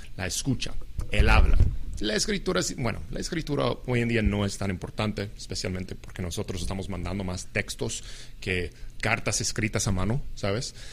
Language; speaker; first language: Spanish; non-native, fluent; English